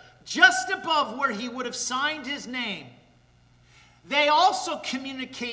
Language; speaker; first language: English; native; English